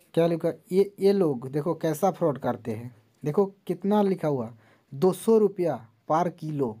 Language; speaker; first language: Hindi; non-native, local second language; Bangla